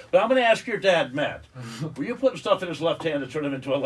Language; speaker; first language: English; native; English